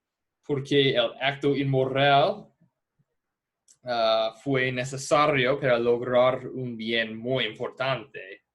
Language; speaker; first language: Spanish; non-native, fluent; English